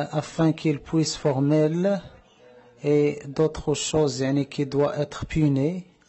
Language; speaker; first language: French; non-native, learner; Arabic